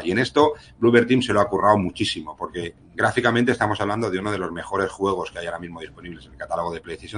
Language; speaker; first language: Spanish; native; Spanish